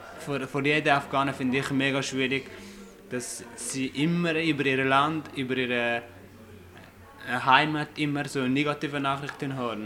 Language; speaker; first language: German; non-native, fluent; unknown